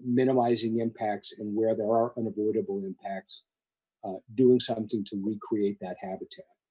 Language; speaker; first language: English; native; English